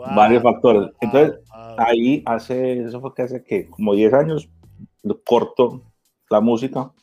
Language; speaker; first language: Spanish; early bilingual, heritage; Spanish